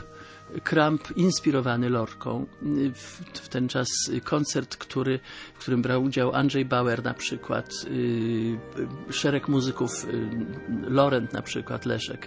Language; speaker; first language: Polish; native; Polish